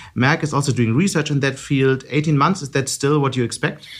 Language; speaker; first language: English; non-native, fluent; German